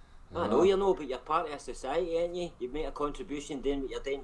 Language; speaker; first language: English; native; English